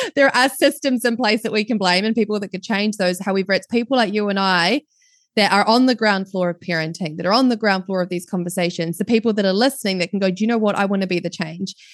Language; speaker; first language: English; native; English